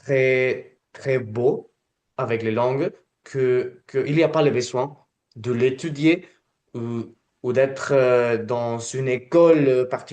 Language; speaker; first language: French; non-native, fluent; Spanish